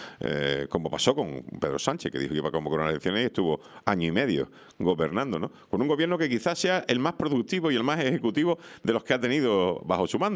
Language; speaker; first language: Spanish; native; Spanish